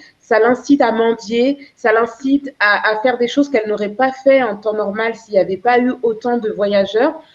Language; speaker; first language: French; early bilingual, other home language; Lingala